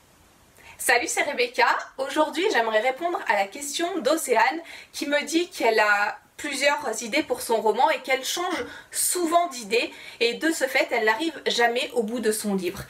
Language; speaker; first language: French; native; French